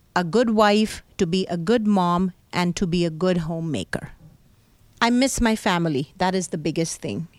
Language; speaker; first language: English; non-native, local second language; Hindi